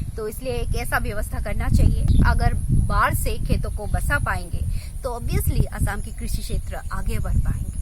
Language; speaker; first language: Hindi; non-native, local second language; Assamese